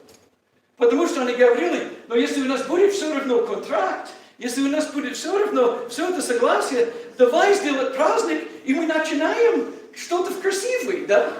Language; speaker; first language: Russian; non-native, learner; English